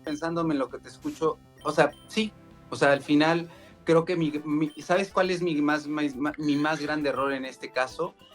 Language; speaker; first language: Spanish; native; Spanish